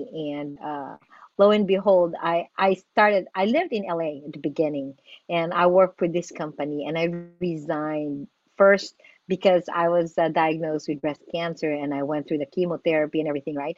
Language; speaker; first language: English; non-native, local second language; Filipino